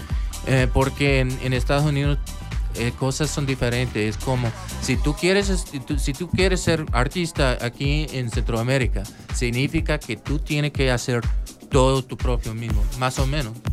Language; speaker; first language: Spanish; early bilingual, heritage; English